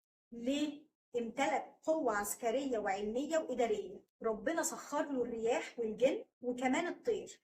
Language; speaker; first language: Arabic; native; Arabic